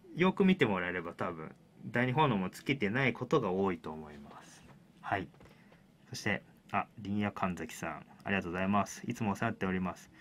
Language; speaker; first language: Japanese; native; Japanese